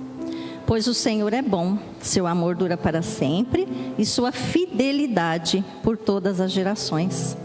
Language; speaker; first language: Portuguese; native; Portuguese